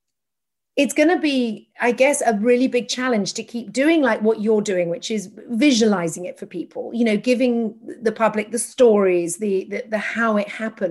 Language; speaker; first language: English; native; English